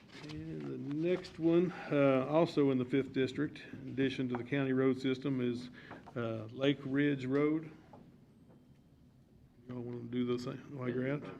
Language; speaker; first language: English; native; English